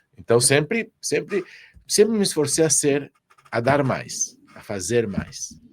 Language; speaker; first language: Portuguese; early bilingual, other home language; Spanish